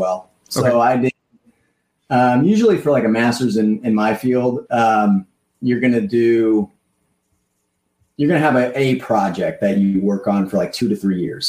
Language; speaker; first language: English; native; English